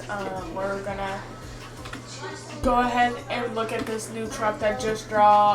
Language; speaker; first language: English; native; English